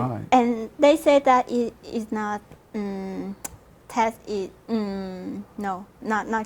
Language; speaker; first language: English; non-native, learner; Vietnamese